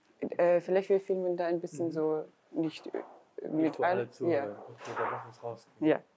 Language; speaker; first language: German; non-native, learner; Russian